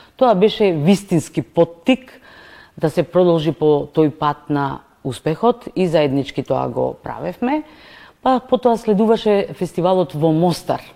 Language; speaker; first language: Macedonian; native; Macedonian